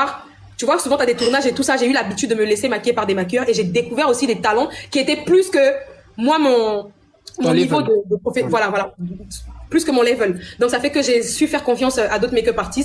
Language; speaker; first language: French; non-native, local second language; Lingala